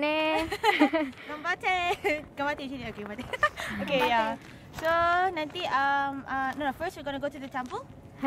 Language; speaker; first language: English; non-native, local second language; Malay